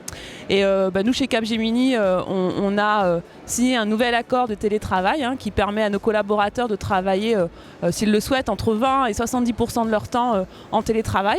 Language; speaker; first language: French; native; French